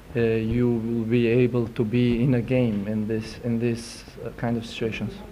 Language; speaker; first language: English; non-native, fluent; Turkish